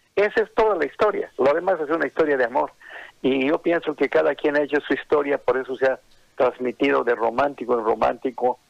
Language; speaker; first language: Spanish; native; Spanish